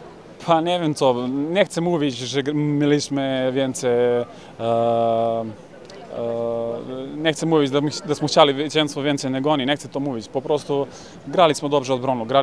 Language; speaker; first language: Polish; non-native, fluent; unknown